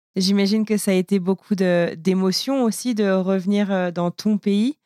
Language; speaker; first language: French; native; French